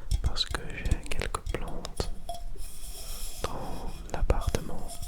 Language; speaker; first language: French; non-native, learner; Dutch